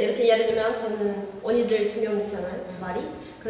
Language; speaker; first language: Korean; non-native, learner; Portuguese